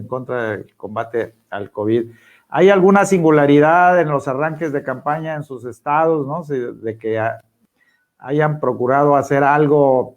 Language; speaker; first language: Spanish; native; Spanish